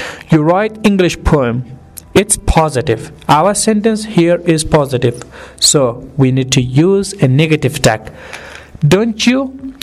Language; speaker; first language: English; non-native, fluent; Persian